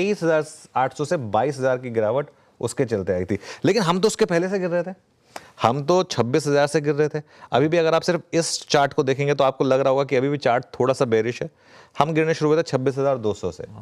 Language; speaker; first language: Hindi; native; Hindi